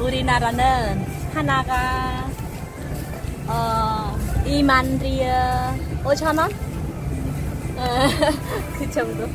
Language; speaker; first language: Korean; non-native, fluent; Khmer